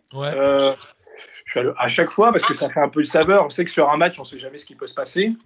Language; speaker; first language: French; native; French